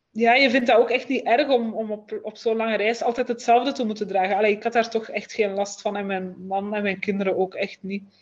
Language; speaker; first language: Dutch; native; Dutch